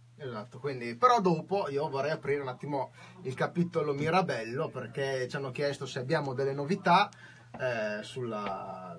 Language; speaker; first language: Italian; native; Italian